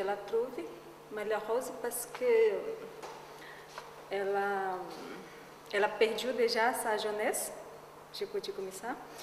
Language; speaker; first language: French; non-native, learner; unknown